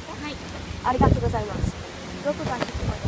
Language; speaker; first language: Japanese; non-native, learner; English